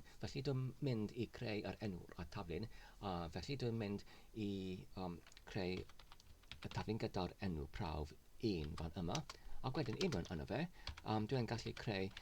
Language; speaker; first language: Welsh; non-native, learner; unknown